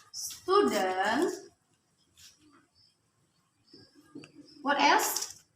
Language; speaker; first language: English; non-native, learner; Indonesian